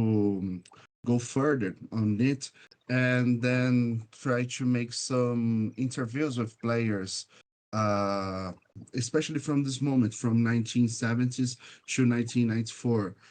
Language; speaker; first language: English; non-native, fluent; Portuguese